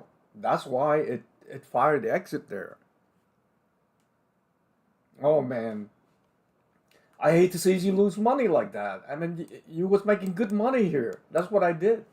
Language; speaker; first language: English; non-native, fluent; Vietnamese